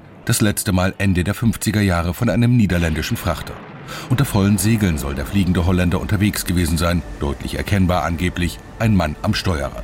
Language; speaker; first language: German; native; German